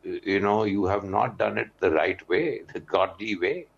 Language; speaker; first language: English; non-native, local second language; Urdu